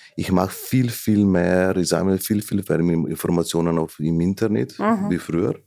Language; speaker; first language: German; non-native, fluent; Slovenian